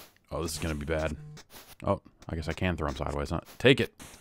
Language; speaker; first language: English; native; English